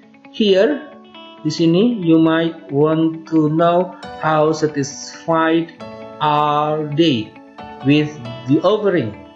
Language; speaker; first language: English; non-native, fluent; Indonesian